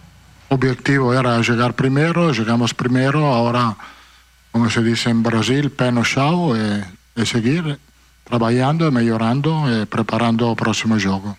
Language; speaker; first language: Portuguese; non-native, fluent; Italian